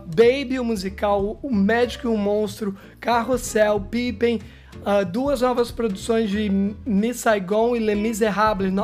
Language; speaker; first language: Portuguese; native; Portuguese